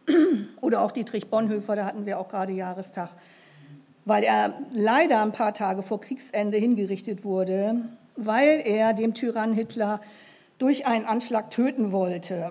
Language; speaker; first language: German; native; German